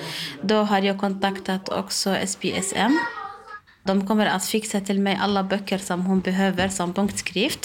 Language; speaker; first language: Swedish; non-native, learner; Arabic